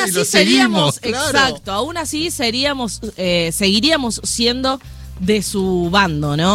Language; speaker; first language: Spanish; native; Spanish